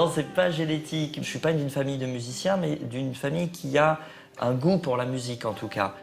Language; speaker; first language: French; native; French